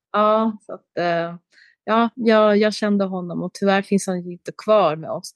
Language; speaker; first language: Swedish; early bilingual, other home language; Albanian